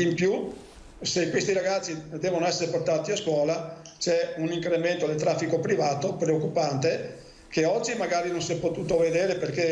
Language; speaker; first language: Italian; native; Italian